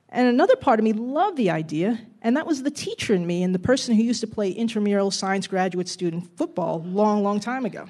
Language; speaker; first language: English; native; English